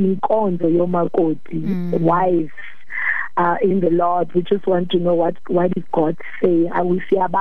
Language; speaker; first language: English; non-native, local second language; Xhosa